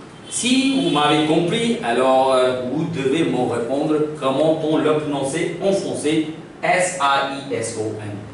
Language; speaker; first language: French; non-native, fluent; Hindi